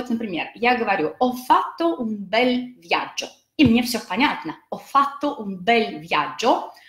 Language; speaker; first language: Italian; non-native, fluent; Russian